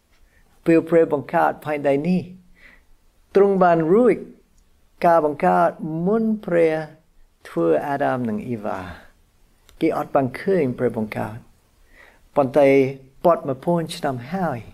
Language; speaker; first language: Khmer; non-native, fluent; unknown